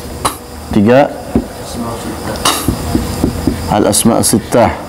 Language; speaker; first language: Arabic; non-native, fluent; Indonesian